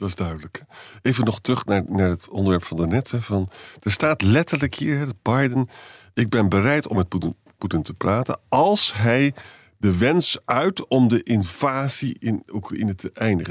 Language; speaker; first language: Dutch; native; Dutch